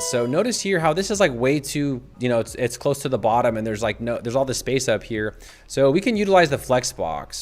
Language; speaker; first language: English; native; English